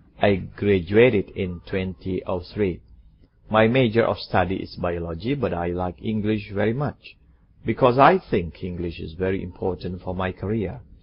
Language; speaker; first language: English; non-native, fluent; Indonesian